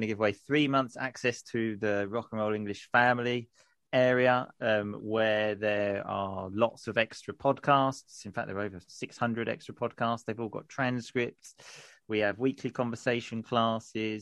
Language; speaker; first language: English; native; English